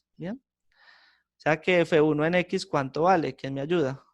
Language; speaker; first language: Spanish; native; Spanish